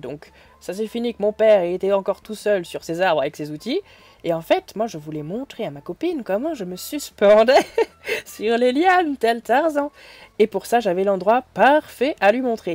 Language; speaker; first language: French; native; French